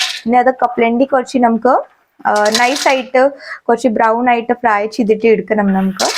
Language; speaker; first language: Malayalam; non-native, learner; Kannada